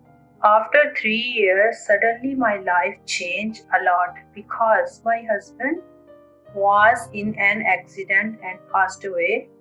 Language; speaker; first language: English; non-native, learner; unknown